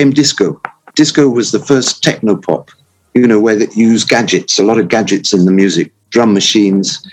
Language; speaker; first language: English; native; English